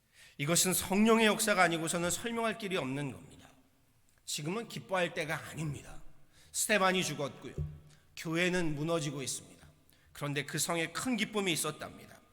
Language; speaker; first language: Korean; native; Korean